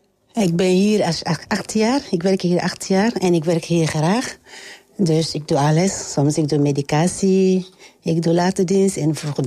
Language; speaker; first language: Dutch; non-native, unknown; French